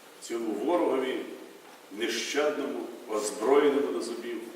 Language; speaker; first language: Ukrainian; native; Ukrainian